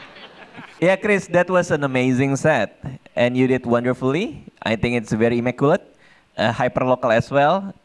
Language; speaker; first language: English; non-native, fluent; Indonesian